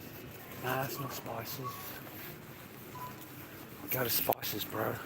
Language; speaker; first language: English; native; English